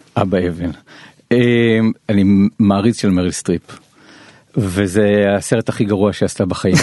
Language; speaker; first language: Hebrew; native; Hebrew